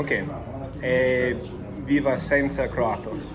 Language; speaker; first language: Italian; non-native, fluent; English